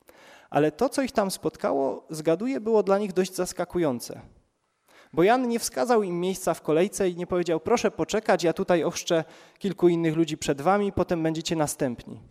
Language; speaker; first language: Polish; native; Polish